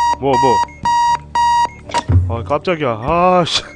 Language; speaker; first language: Korean; native; Korean